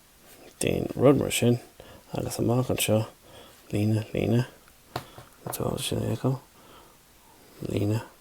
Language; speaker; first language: Irish; non-native, local second language; English